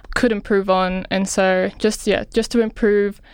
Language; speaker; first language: English; non-native, local second language; Filipino